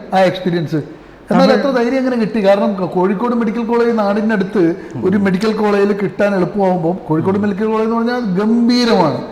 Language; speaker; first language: Malayalam; native; Malayalam